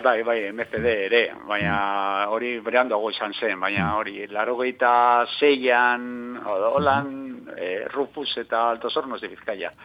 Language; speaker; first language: Basque; non-native, local second language; Spanish